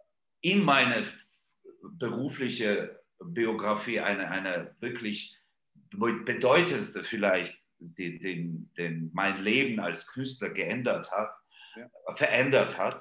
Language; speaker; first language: German; non-native, fluent; Georgian